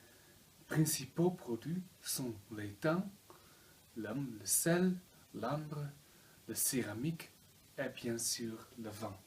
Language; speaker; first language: French; non-native, learner; Dutch